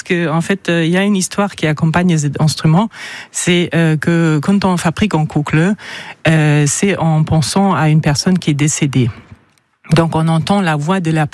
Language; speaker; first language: French; non-native, fluent; German